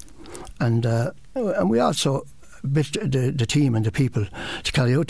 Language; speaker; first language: English; native; English